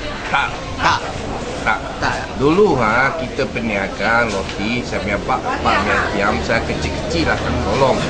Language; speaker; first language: Indonesian; non-native, local second language; Chinese